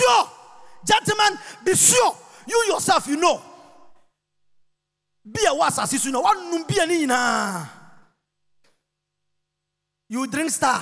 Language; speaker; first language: English; non-native, local second language; Akan